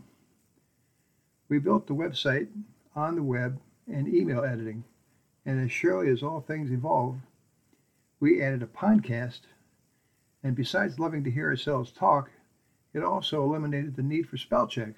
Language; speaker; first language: English; native; English